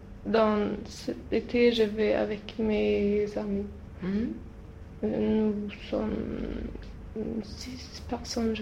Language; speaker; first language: French; non-native, learner; Swedish